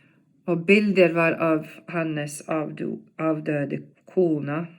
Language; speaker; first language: Norwegian; non-native, fluent; English